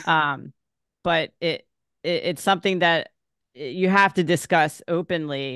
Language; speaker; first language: English; native; English